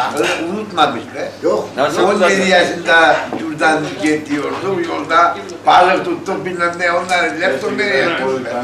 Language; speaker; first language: Turkish; early bilingual, heritage; Turkish